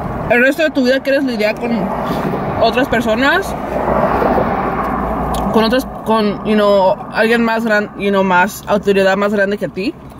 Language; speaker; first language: Spanish; early bilingual, heritage; Spanish